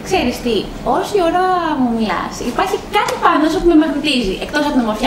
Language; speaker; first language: Greek; native; Greek